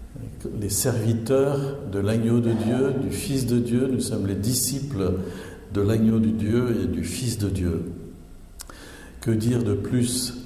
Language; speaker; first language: French; native; French